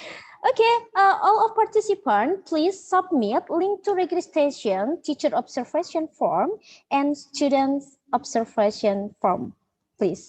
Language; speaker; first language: English; non-native, learner; Indonesian